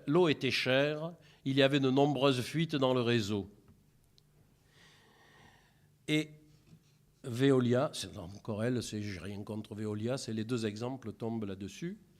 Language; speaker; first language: French; native; French